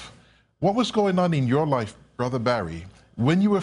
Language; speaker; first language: English; native; English